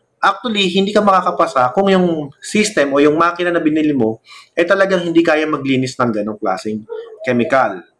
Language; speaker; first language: Filipino; non-native, local second language; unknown